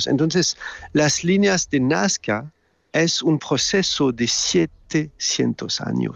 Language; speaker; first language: Spanish; non-native, fluent; French